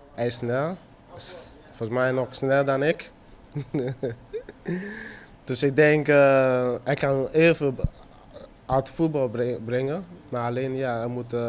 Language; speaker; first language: Dutch; non-native, fluent; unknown